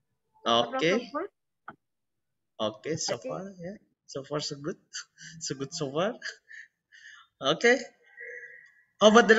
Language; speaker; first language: English; non-native, learner; Indonesian